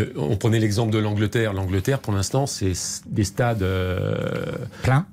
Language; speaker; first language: French; native; French